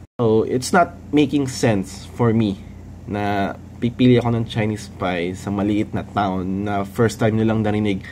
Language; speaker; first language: Filipino; native; Filipino